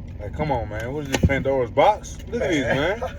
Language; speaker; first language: English; native; English